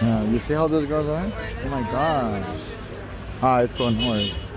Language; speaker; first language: English; early bilingual, other home language; Spanish